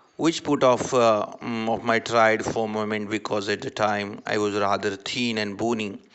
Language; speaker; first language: English; non-native, local second language; Marathi